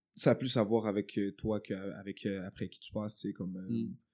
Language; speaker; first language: French; native; French